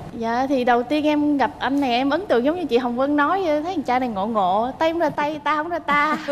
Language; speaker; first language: Vietnamese; native; Vietnamese